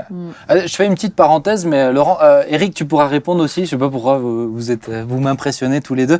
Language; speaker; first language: French; native; French